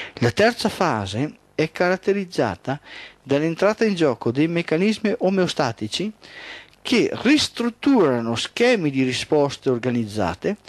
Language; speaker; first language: Italian; native; Italian